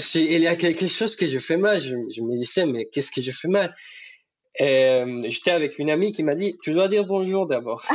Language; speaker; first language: French; non-native, fluent; Spanish